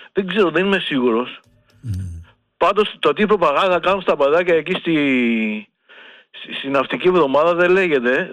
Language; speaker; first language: Greek; native; Greek